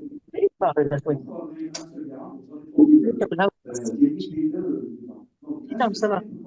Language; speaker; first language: French; non-native, local second language; Arabic